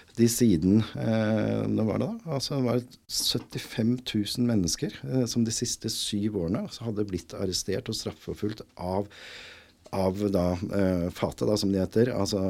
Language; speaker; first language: Norwegian; native; Norwegian